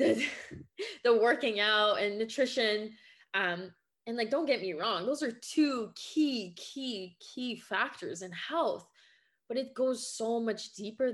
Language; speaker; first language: English; non-native, fluent; French